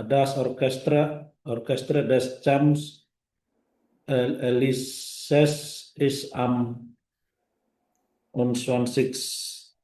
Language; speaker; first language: German; non-native, learner; Indonesian